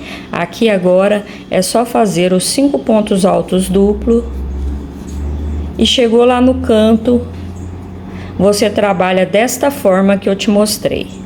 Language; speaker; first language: Portuguese; native; Portuguese